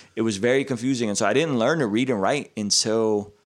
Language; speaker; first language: English; early bilingual, other home language; Russian